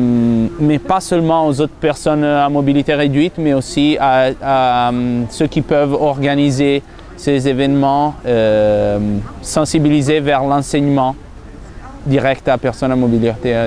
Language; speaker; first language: French; non-native, fluent; Italian